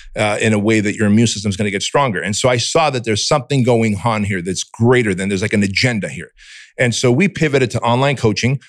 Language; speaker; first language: English; early bilingual, other home language; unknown